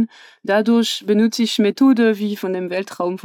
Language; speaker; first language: German; non-native, fluent; French